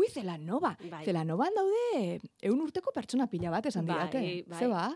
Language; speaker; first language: Basque; native; Basque